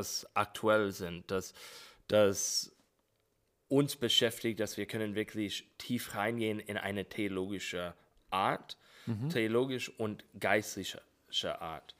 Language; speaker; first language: German; non-native, fluent; English